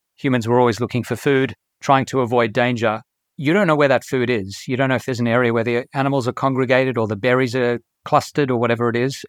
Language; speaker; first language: English; native; English